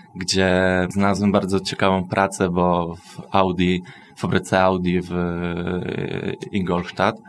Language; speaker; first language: Polish; native; Polish